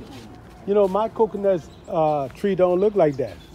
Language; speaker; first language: English; native; English